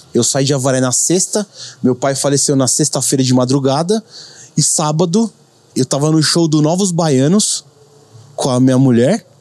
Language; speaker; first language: Portuguese; native; Portuguese